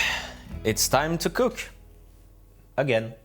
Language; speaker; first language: English; non-native, learner; French